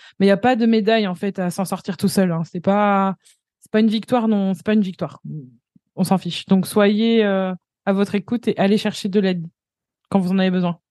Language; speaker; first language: French; native; French